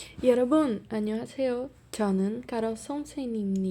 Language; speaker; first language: Korean; non-native, fluent; Portuguese